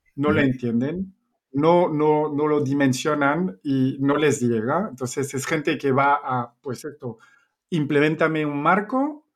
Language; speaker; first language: Spanish; non-native, fluent; French